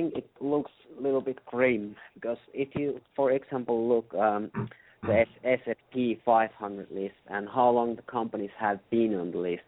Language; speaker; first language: English; non-native, fluent; Finnish